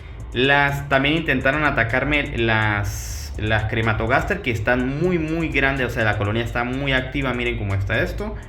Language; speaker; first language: Spanish; native; Spanish